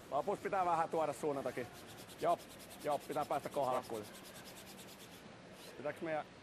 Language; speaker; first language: Finnish; native; Finnish